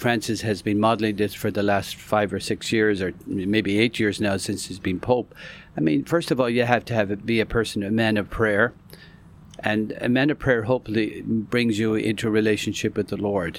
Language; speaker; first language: English; native; English